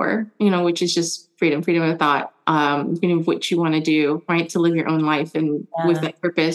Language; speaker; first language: English; early bilingual, other home language; German